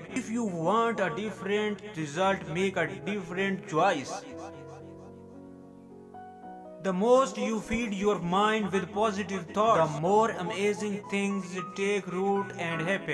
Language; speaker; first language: English; non-native, local second language; Urdu